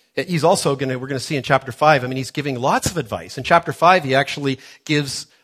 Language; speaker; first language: English; native; English